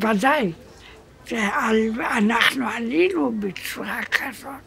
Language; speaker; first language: Hebrew; non-native, fluent; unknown